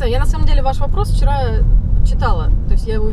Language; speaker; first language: Russian; native; Russian